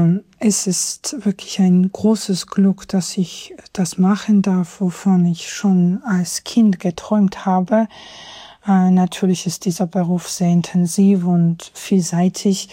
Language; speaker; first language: German; non-native, fluent; Georgian